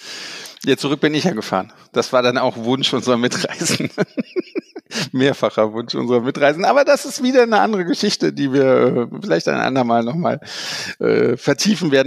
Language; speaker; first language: German; native; German